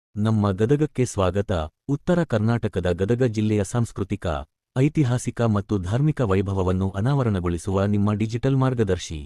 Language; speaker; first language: Kannada; native; Kannada